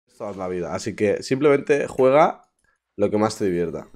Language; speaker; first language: Spanish; native; Spanish